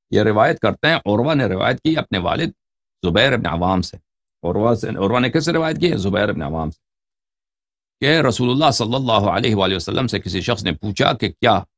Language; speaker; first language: Urdu; non-native, fluent; Persian